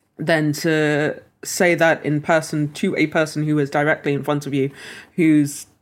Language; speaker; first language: English; native; English